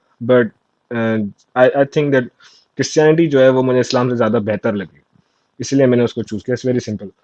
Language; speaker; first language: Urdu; non-native, local second language; Sindhi